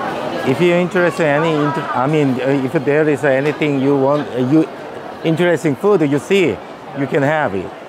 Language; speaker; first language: English; non-native, learner; Korean